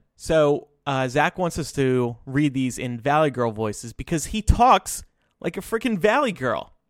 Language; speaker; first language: English; native; English